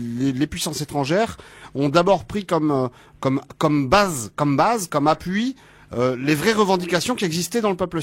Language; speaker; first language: French; native; French